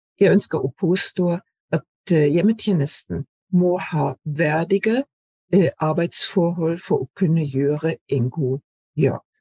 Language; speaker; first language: Norwegian; non-native, fluent; German